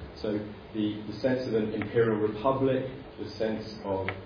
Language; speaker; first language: English; native; English